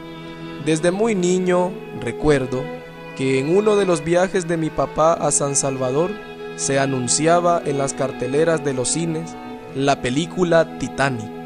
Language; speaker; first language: Spanish; native; Spanish